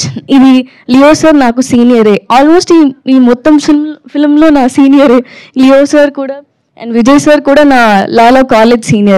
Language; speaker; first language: Telugu; non-native, learner; Tamil